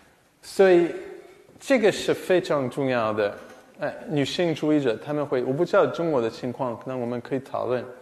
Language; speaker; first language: Chinese; non-native, fluent; English